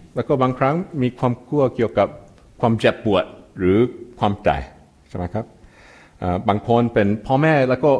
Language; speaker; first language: Thai; non-native, fluent; English